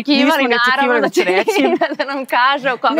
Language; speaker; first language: Serbian; native; Serbian